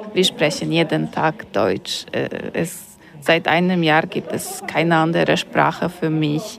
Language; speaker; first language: German; non-native, fluent; Polish